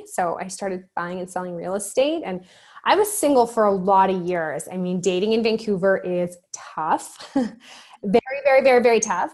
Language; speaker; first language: English; native; English